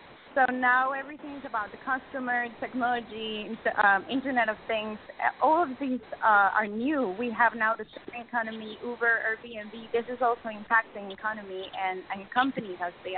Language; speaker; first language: English; non-native, fluent; Spanish